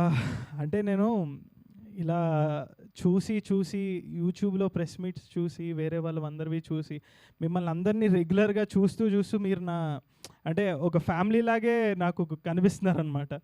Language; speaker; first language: Telugu; native; Telugu